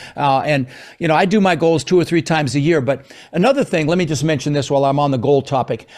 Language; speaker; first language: English; early bilingual, other home language; Dutch